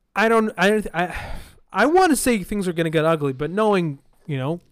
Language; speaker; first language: English; early bilingual, other home language; Arabic